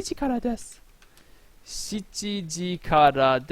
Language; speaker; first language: Japanese; non-native, fluent; English